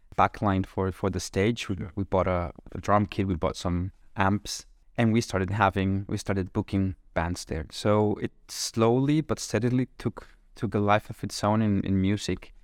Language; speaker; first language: English; non-native, fluent; Spanish